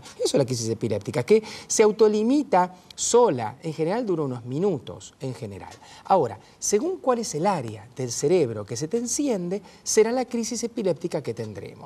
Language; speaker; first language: Spanish; native; Spanish